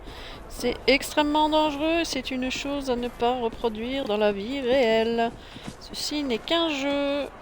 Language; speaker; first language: French; native; French